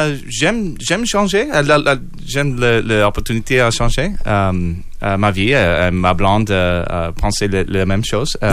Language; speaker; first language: French; non-native, learner; English